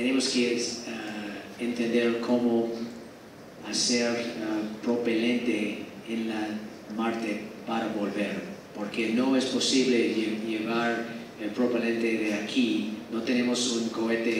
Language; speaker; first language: Spanish; non-native, fluent; English